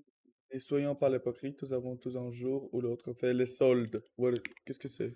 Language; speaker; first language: French; non-native, learner; Russian